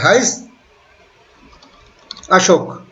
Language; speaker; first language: German; non-native, fluent; Hindi